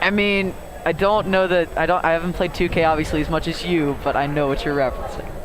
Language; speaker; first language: English; native; English